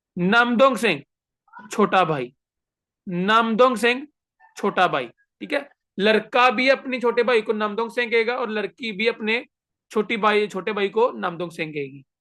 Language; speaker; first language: Urdu; native; Urdu